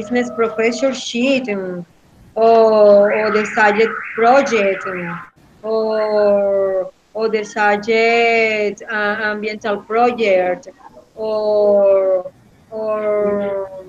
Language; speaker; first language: English; non-native, learner; Spanish